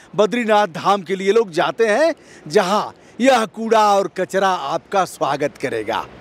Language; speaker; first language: Hindi; native; Hindi